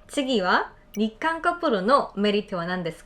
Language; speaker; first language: Japanese; non-native, fluent; Korean